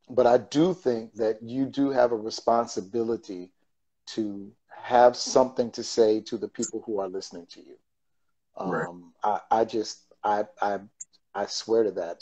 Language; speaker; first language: English; native; English